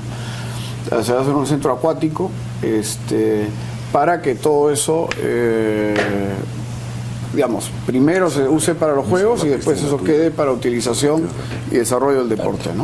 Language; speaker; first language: Spanish; native; Spanish